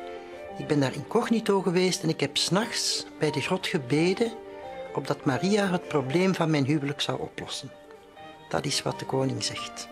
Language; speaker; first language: Dutch; native; Dutch